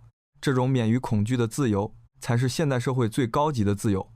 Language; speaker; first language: Chinese; native; Chinese